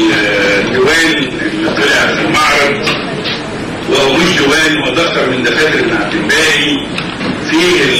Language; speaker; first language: Arabic; native; Arabic